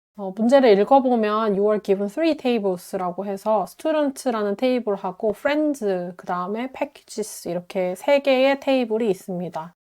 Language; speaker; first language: Korean; native; Korean